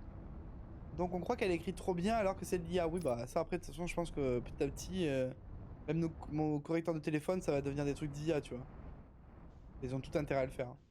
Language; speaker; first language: French; native; French